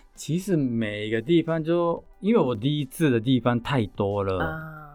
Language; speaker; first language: Chinese; non-native, fluent; Japanese